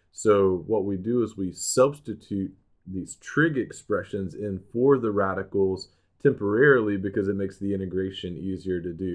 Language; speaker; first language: English; native; English